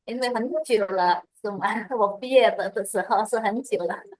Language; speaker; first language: Chinese; non-native, learner; Indonesian